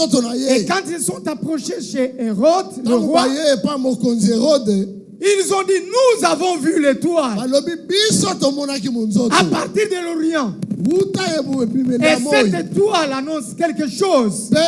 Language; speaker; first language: French; non-native, local second language; Lingala